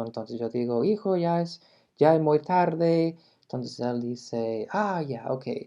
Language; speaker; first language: Spanish; non-native, fluent; English